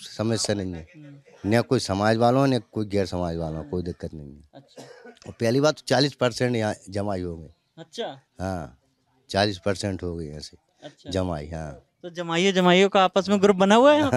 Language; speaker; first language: Hindi; native; Hindi